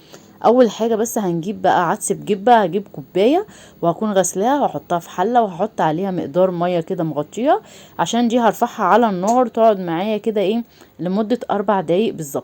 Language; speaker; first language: Arabic; native; Arabic